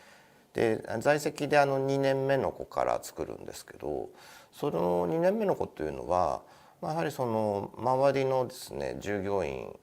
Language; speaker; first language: Japanese; native; Japanese